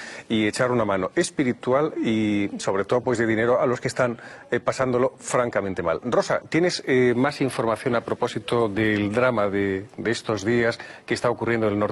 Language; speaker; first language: Spanish; native; Spanish